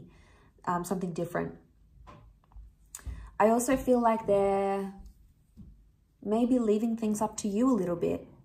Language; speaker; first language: English; native; English